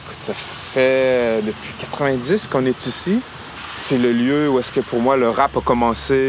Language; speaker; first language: French; native; French